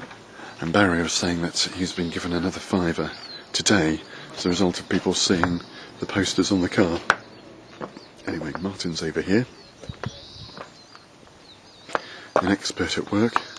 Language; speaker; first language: English; native; English